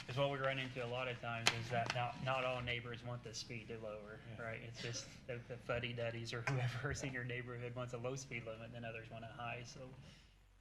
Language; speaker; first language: English; native; English